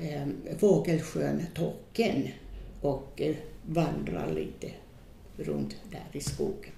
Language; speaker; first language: Swedish; non-native, fluent; Finnish